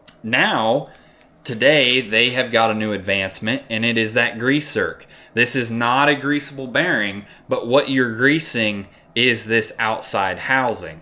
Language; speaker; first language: English; native; English